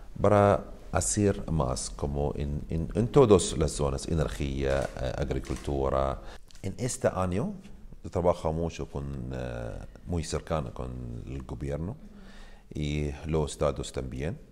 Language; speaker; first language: Spanish; non-native, learner; Arabic